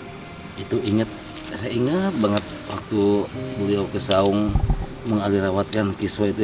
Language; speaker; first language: Indonesian; native; Indonesian